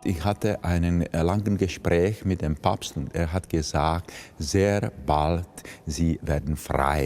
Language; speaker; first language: German; non-native, fluent; Czech